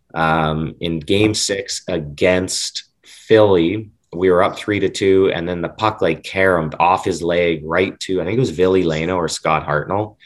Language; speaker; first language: English; native; English